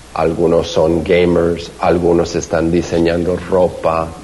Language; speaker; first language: Spanish; early bilingual, heritage; Spanish